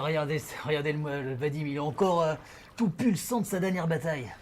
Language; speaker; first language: French; native; French